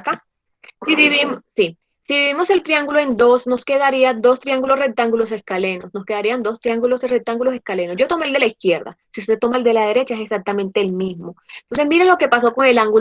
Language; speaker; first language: Spanish; native; Spanish